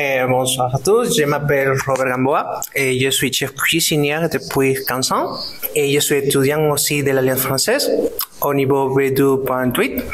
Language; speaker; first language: French; non-native, fluent; Spanish